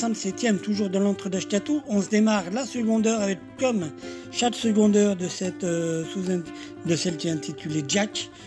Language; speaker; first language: French; native; French